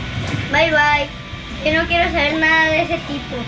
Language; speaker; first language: Spanish; native; Spanish